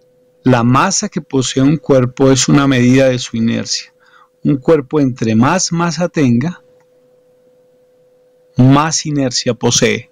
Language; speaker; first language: Spanish; native; Spanish